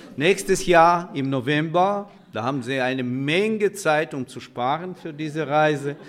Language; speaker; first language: German; non-native, fluent; Russian